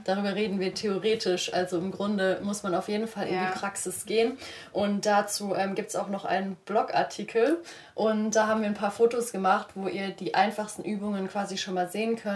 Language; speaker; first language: German; native; German